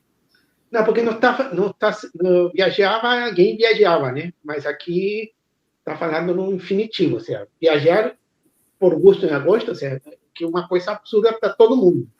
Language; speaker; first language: Portuguese; non-native, fluent; Spanish